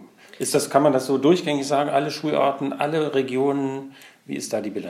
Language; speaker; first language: German; native; German